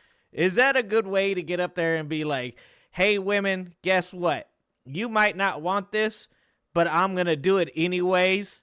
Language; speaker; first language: English; native; English